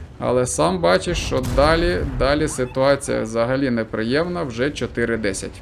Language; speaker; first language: Ukrainian; non-native, local second language; Russian